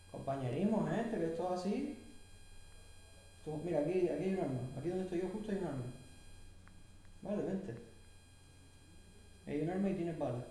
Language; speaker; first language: Spanish; native; Spanish